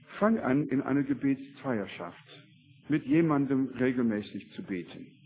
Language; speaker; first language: German; non-native, fluent; English